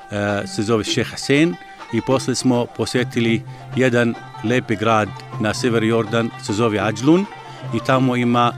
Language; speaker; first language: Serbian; non-native, learner; Arabic